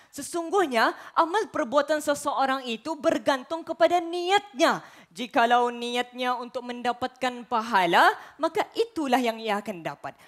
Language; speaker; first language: Malay; native; Malay